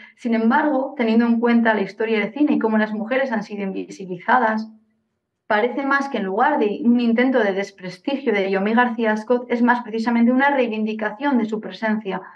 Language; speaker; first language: Spanish; native; Spanish